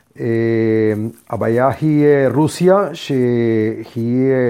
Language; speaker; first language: Hebrew; non-native, fluent; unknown